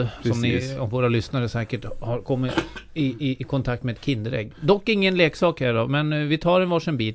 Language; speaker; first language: Swedish; native; Swedish